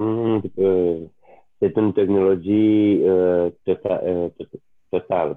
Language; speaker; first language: French; non-native, learner; Italian